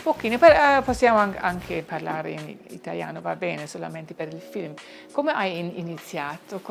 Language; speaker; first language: Italian; non-native, learner; German